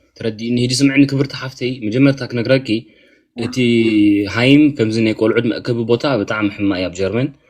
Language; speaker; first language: Tigrinya; early bilingual, heritage; Tigrinya